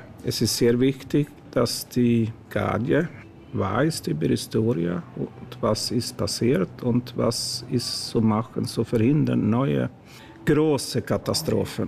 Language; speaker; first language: German; non-native, learner; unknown